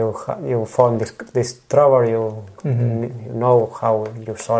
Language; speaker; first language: English; non-native, learner; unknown